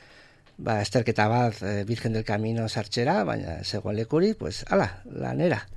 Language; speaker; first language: Basque; non-native, local second language; Spanish